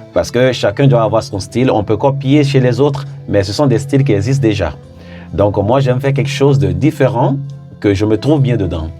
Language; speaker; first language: French; non-native, local second language; Ewe